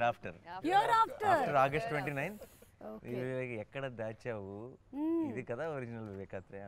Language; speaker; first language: Telugu; native; Telugu